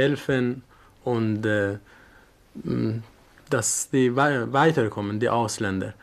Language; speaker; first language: German; non-native, learner; Persian